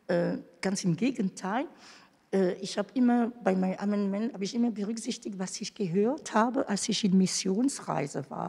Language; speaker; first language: German; non-native, fluent; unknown